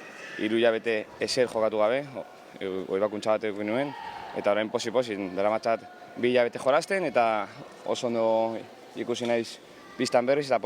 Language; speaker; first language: Basque; non-native, local second language; Spanish